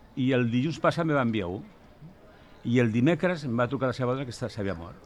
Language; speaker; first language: Catalan; non-native, local second language; Spanish